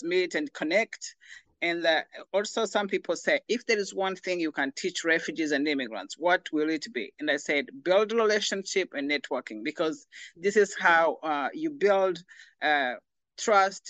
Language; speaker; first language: English; non-native, local second language; Kinyarwanda